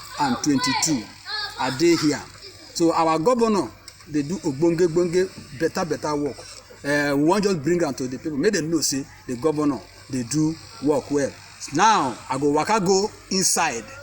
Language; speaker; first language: Nigerian Pidgin; non-native, local second language; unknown